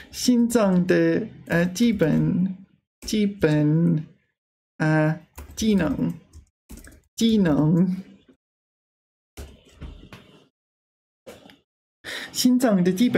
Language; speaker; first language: Chinese; non-native, learner; English